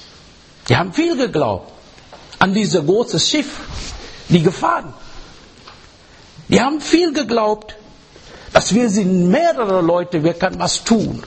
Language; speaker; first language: German; non-native, learner; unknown